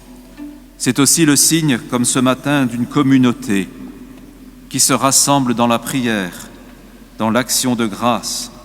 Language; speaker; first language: French; native; French